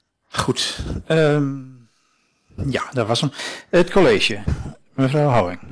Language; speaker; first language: Dutch; native; Dutch